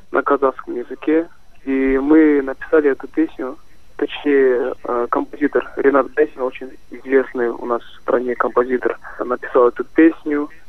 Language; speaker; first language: Russian; non-native, local second language; Kazakh